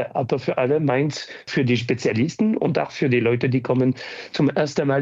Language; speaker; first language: German; non-native, fluent; French